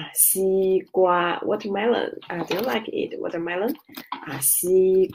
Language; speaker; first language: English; non-native, learner; Chinese